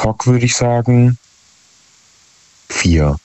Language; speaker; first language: German; native; German